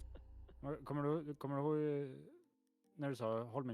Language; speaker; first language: Swedish; native; Swedish